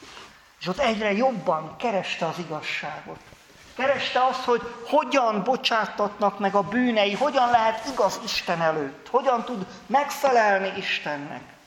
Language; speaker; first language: Hungarian; native; Hungarian